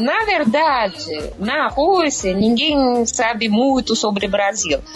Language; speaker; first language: Portuguese; non-native, learner; Russian